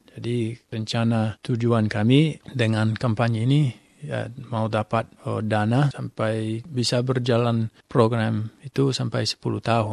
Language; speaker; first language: Indonesian; non-native, fluent; English